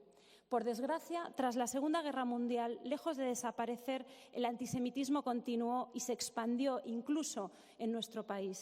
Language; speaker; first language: Spanish; native; Spanish